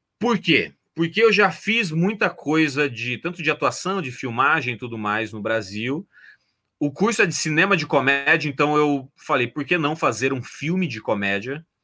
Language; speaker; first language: Portuguese; native; Portuguese